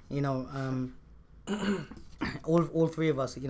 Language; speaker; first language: English; native; English